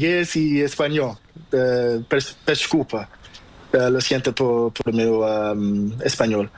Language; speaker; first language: Spanish; non-native, learner; Portuguese